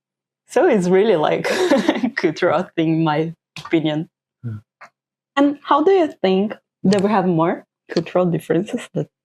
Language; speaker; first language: English; non-native, fluent; Portuguese